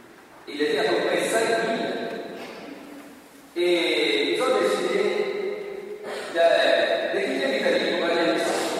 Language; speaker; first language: French; non-native, learner; Italian